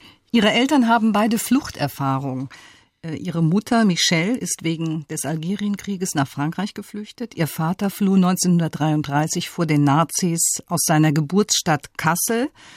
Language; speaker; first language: German; native; German